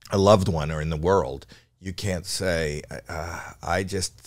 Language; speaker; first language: English; native; English